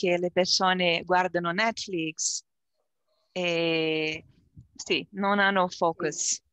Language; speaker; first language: Italian; non-native, learner; Portuguese